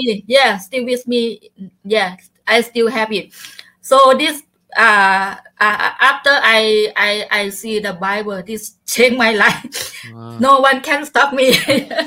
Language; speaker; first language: English; non-native, learner; Thai